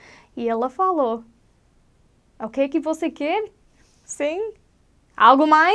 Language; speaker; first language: Portuguese; non-native, learner; English